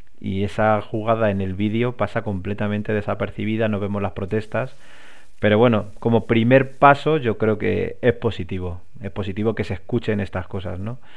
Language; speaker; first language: Spanish; native; Spanish